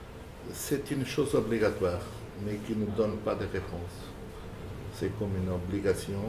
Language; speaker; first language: French; non-native, fluent; Portuguese